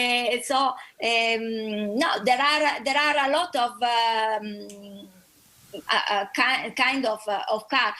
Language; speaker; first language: English; non-native, learner; Italian